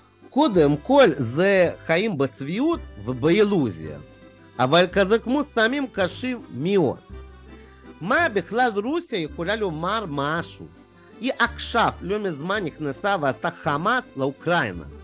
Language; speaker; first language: Hebrew; non-native, fluent; Russian